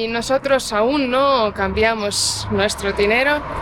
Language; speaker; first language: Spanish; non-native, fluent; Estonian